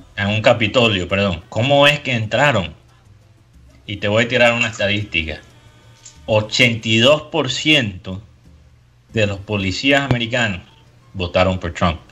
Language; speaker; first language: Spanish; early bilingual, heritage; Spanish